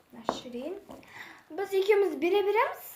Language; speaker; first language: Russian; non-native, local second language; Kazakh